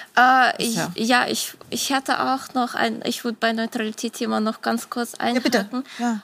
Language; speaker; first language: German; non-native, fluent; Ukrainian